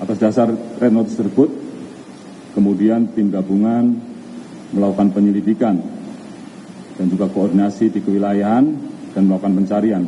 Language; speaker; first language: Indonesian; native; Indonesian